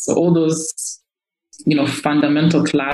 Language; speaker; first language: English; non-native, local second language; Kinyarwanda